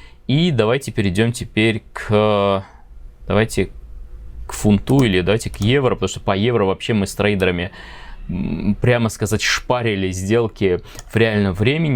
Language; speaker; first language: Russian; native; Russian